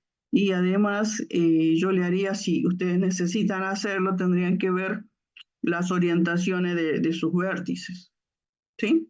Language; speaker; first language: Spanish; native; Spanish